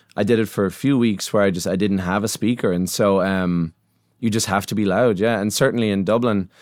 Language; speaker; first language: English; native; English